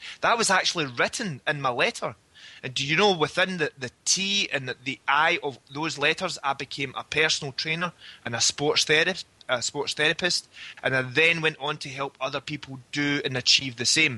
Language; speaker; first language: English; native; English